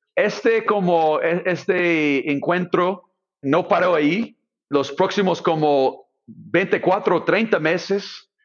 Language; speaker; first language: Spanish; non-native, fluent; English